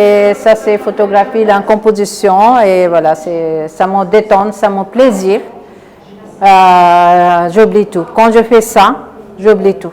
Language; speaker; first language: French; non-native, learner; Bangla